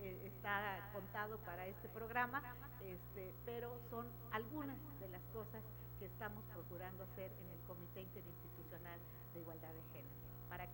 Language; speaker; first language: Spanish; native; Spanish